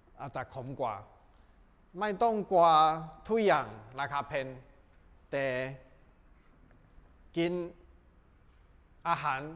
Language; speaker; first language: Thai; non-native, learner; Chinese